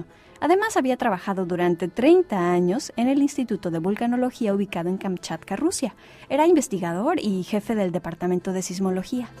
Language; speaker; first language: Spanish; native; Spanish